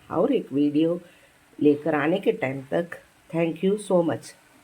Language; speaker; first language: Hindi; non-native, local second language; Malayalam